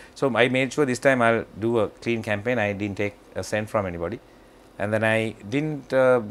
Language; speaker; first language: English; non-native, local second language; Sinhala